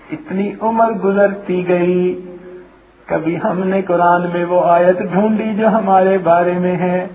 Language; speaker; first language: Urdu; non-native, local second language; Punjabi